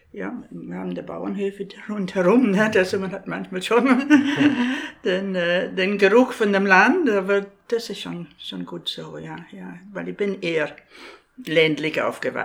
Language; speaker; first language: German; non-native, fluent; English